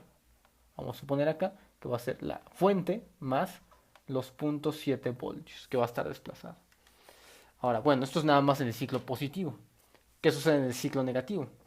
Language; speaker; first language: Spanish; native; Spanish